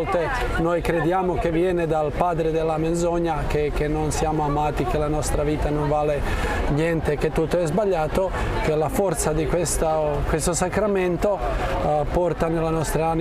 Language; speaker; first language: Italian; non-native, fluent; Croatian